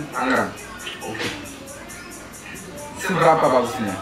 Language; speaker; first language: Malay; non-native, fluent; Korean